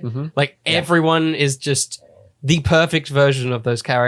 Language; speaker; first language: English; native; English